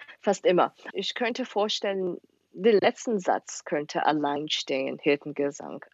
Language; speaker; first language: German; non-native, fluent; English